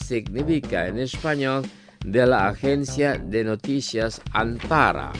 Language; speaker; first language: Spanish; non-native, fluent; Indonesian